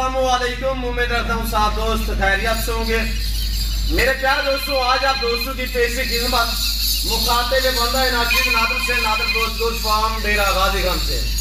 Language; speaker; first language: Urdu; non-native, local second language; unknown